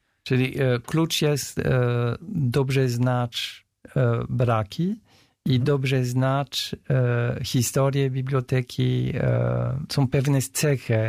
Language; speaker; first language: Polish; non-native, fluent; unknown